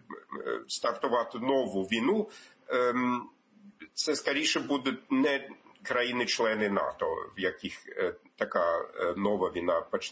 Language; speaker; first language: Ukrainian; non-native, fluent; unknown